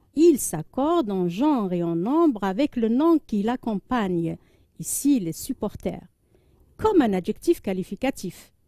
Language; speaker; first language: French; non-native, local second language; Arabic